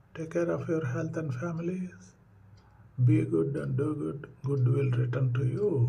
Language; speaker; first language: English; non-native, local second language; Tamil